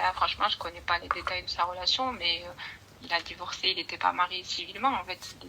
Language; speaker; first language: French; early bilingual, other home language; Arabic